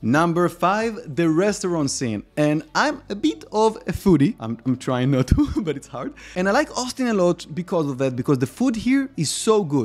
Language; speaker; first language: English; non-native, fluent; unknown